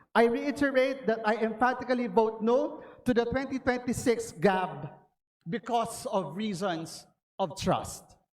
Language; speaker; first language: English; non-native, local second language; Filipino